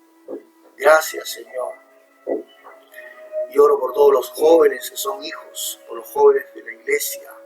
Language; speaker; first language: Spanish; native; Spanish